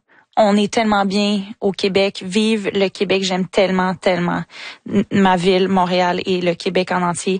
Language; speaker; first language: French; native; French